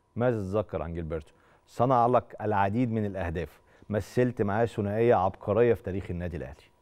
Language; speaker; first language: Arabic; native; Arabic